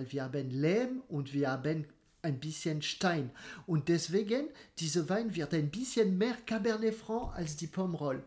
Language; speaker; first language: German; non-native, fluent; French